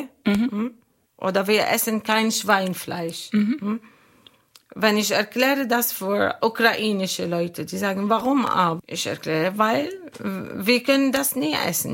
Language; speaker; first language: German; non-native, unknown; Arabic